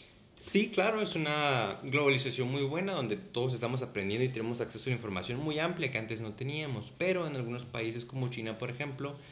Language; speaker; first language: Spanish; native; Spanish